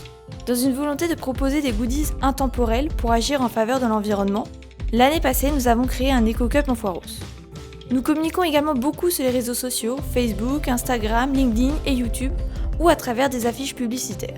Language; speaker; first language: French; native; French